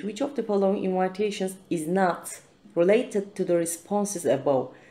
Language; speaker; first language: English; non-native, fluent; Turkish